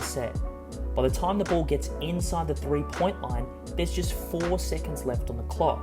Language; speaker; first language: English; native; English